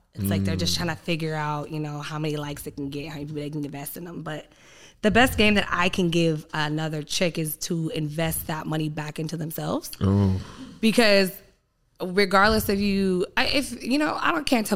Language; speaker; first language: English; native; English